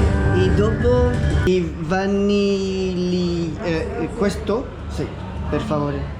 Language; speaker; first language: Italian; non-native, learner; French